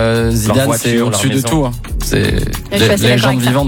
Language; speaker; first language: French; early bilingual, other home language; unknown